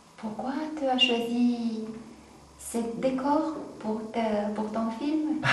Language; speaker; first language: French; non-native, learner; Romanian